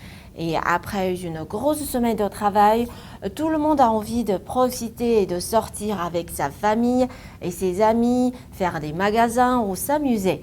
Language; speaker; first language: French; non-native, fluent; Chinese